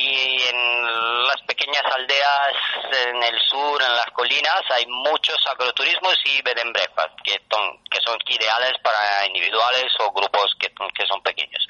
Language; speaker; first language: Spanish; non-native, fluent; Italian